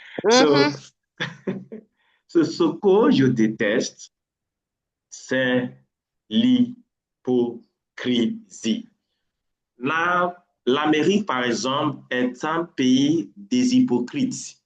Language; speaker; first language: French; non-native, learner; English